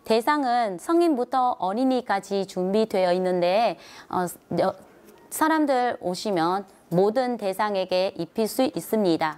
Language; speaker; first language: Korean; non-native, fluent; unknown